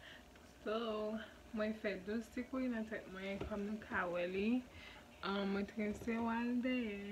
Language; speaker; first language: French; non-native, local second language; Haitian Creole